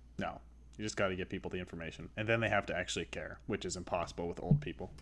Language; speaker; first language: English; native; English